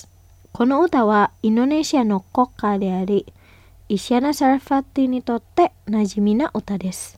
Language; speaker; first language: Japanese; non-native, fluent; Indonesian